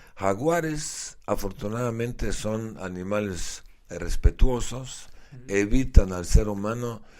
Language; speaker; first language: Spanish; non-native, fluent; Slovenian